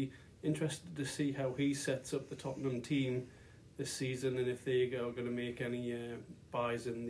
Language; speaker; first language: English; native; English